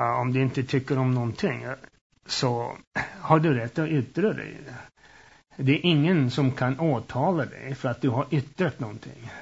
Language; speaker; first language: Swedish; early bilingual, heritage; Swedish